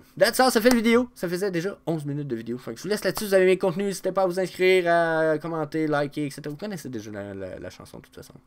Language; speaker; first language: French; native; French